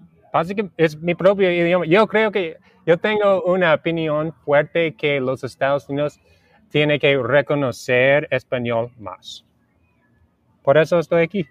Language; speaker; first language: Spanish; non-native, learner; English